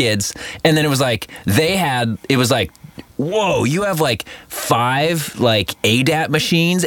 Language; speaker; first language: English; native; English